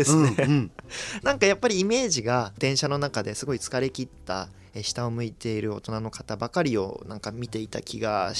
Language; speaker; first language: Japanese; native; Japanese